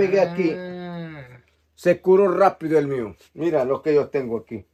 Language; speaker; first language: Spanish; non-native, local second language; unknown